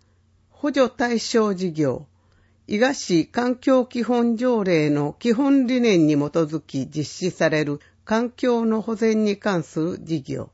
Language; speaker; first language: Japanese; native; Japanese